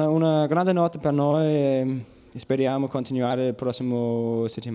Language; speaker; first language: Italian; non-native, learner; Danish